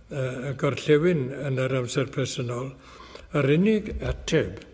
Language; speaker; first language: Welsh; native; Welsh